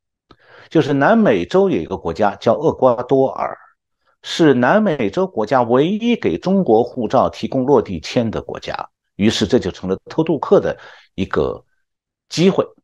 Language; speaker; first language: Chinese; native; Chinese